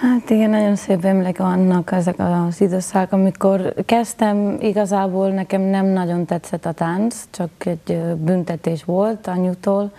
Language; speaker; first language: Hungarian; non-native, learner; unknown